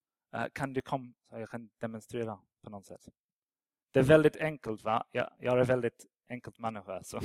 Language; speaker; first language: Swedish; non-native, fluent; English